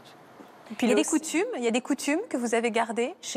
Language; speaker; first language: French; native; French